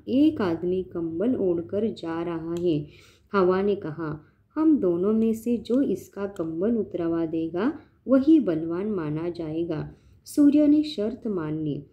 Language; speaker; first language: Hindi; non-native, local second language; Marathi